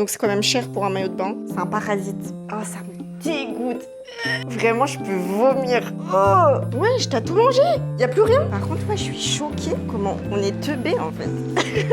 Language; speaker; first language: French; native; French